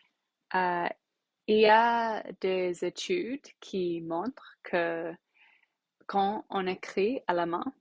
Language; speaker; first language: French; non-native, learner; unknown